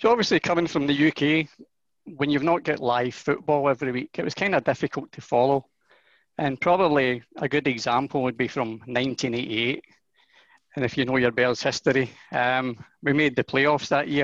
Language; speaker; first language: English; native; English